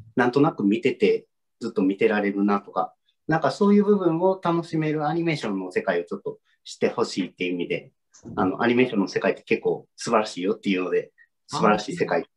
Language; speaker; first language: Japanese; native; Japanese